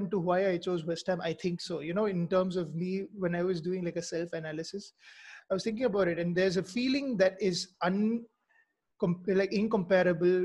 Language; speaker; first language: English; non-native, local second language; Mizo